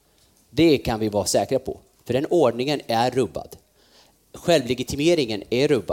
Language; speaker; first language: Swedish; non-native, fluent; Kurdish